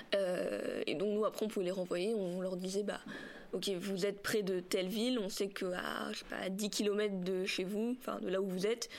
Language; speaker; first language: French; native; French